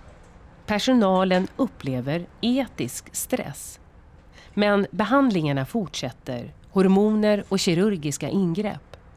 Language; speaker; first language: Swedish; native; Swedish